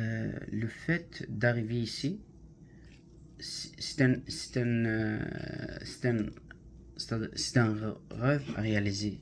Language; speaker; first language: French; non-native, learner; Arabic